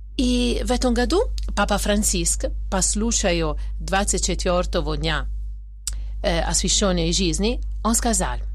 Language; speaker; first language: Russian; non-native, fluent; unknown